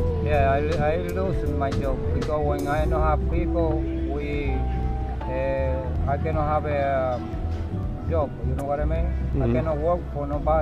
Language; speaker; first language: English; non-native, learner; Spanish